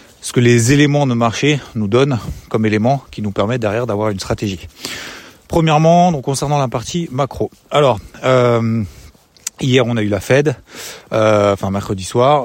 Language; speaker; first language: French; native; French